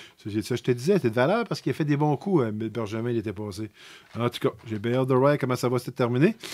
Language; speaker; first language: French; native; French